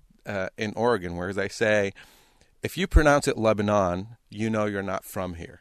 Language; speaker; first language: English; non-native, fluent; Arabic